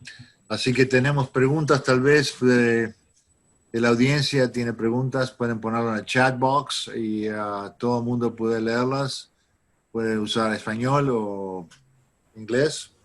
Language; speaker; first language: Spanish; non-native, fluent; English